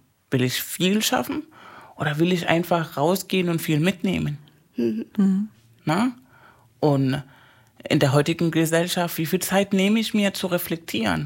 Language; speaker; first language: German; non-native, fluent; Spanish